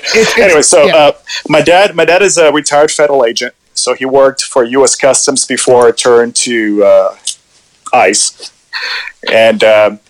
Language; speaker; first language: English; early bilingual, other home language; Spanish